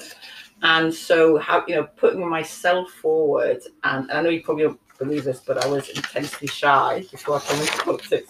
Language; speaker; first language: English; native; English